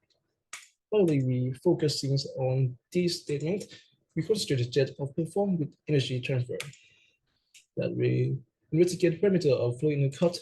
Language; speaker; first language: English; non-native, learner; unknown